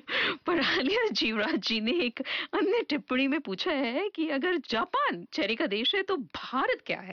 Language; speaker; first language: Hindi; native; Hindi